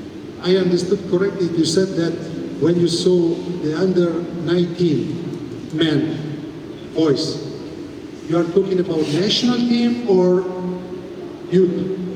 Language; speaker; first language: English; non-native, fluent; Italian